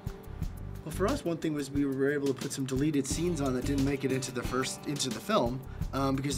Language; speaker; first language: English; native; English